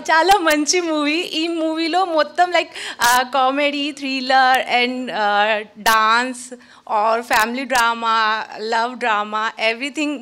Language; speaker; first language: Telugu; non-native, learner; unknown